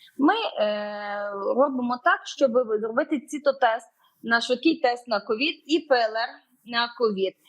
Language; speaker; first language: Ukrainian; native; Ukrainian